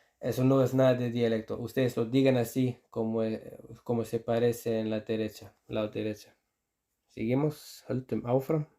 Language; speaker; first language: Spanish; non-native, fluent; Icelandic